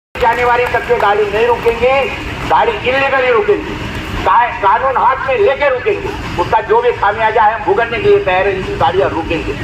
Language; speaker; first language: Hindi; non-native, local second language; Marathi